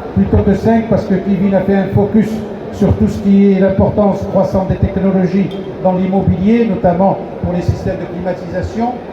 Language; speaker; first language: French; non-native, local second language; Arabic